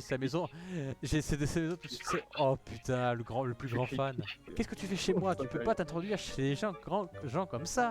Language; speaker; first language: French; native; French